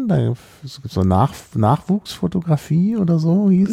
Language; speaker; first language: German; native; German